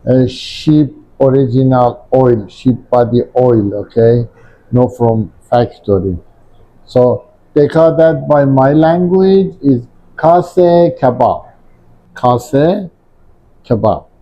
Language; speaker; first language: English; non-native, learner; Persian